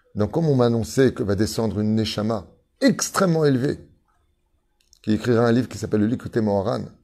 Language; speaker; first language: French; native; French